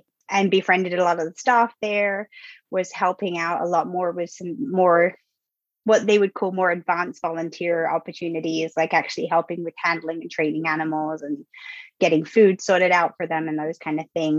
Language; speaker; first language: English; native; English